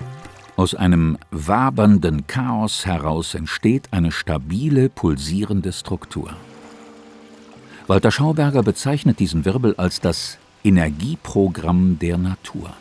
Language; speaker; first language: German; native; German